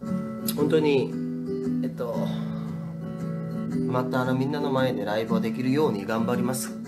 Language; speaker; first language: Japanese; non-native, fluent; Korean